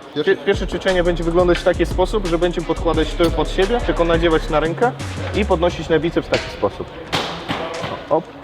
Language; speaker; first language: Polish; non-native, fluent; Russian